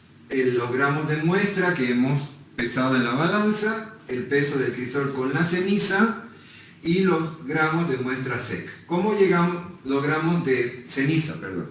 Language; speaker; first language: Spanish; native; Spanish